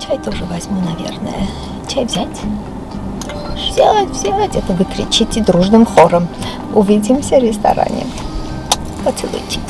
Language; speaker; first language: Russian; non-native, local second language; Armenian